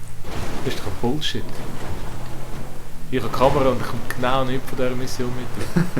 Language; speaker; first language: German; native; German